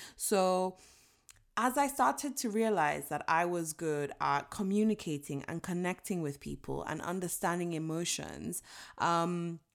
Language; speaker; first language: English; non-native, local second language; Yoruba